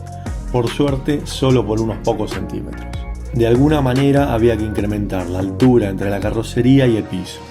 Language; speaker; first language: Spanish; native; Spanish